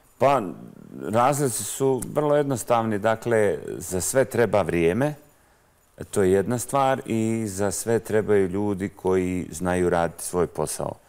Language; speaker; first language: Croatian; native; Croatian